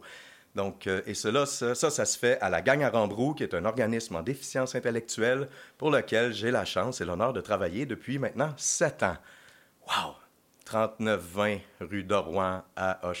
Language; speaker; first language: French; native; French